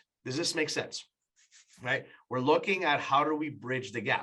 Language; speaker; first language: English; native; English